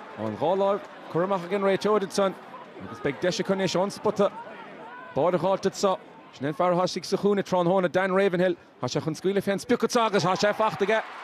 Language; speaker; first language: Irish; native; Irish